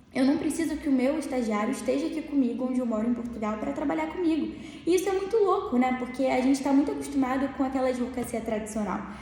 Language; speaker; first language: Portuguese; native; Portuguese